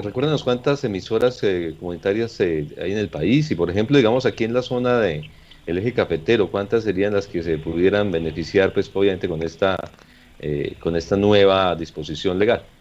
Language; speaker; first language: Spanish; native; Spanish